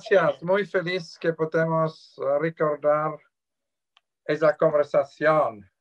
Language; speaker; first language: Spanish; non-native, fluent; Swiss German